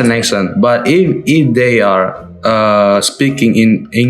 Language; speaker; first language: English; non-native, learner; Indonesian